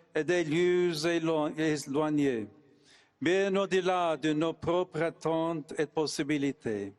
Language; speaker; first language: French; non-native, fluent; English